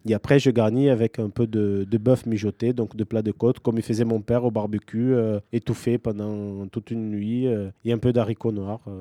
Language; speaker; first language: French; non-native, fluent; Portuguese